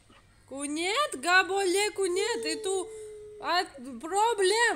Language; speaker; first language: Indonesian; non-native, learner; Russian